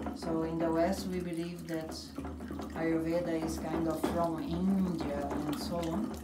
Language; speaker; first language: English; non-native, fluent; Portuguese